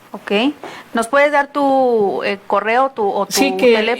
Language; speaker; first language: Spanish; native; Spanish